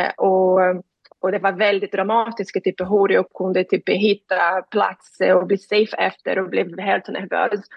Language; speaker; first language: Swedish; non-native, learner; Portuguese